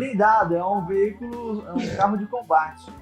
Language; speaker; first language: Portuguese; native; Portuguese